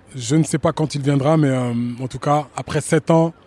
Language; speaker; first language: French; native; French